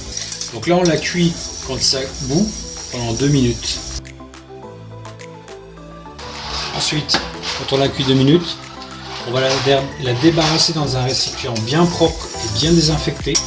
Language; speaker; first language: French; native; French